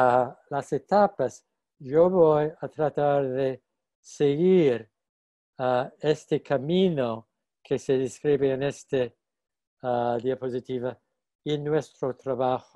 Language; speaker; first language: Spanish; non-native, fluent; English